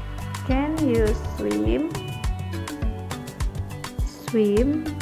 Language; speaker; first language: English; non-native, learner; Indonesian